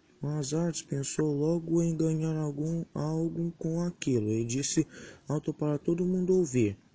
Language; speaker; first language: Portuguese; native; Portuguese